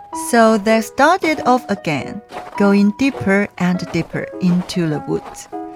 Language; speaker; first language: English; non-native, fluent; Chinese